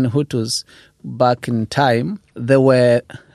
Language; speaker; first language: English; non-native, local second language; Kinyarwanda